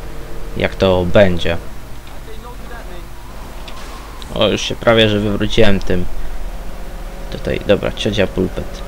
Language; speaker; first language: Polish; native; Polish